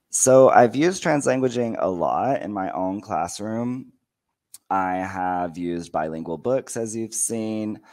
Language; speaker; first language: English; native; English